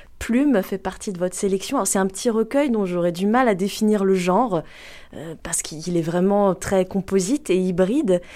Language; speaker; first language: French; native; French